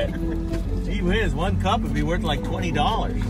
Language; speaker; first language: English; native; English